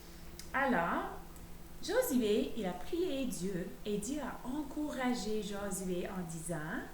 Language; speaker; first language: French; native; French